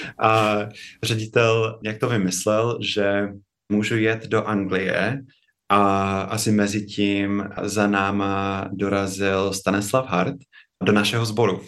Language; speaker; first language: Czech; non-native, fluent; English